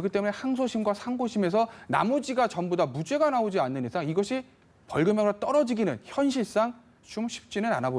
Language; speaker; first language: Korean; native; Korean